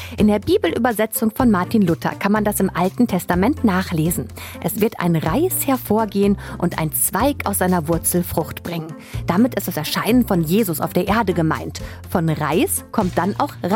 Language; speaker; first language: German; native; German